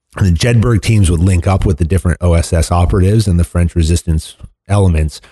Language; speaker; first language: English; native; English